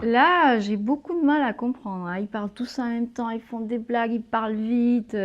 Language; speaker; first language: French; non-native, fluent; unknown